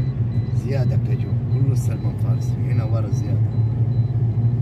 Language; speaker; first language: Arabic; non-native, learner; Urdu